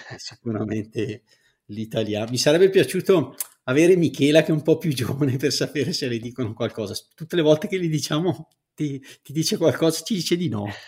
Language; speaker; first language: Italian; native; Italian